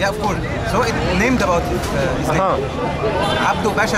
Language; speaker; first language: English; non-native, learner; Arabic